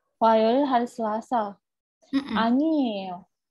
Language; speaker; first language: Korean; non-native, learner; Indonesian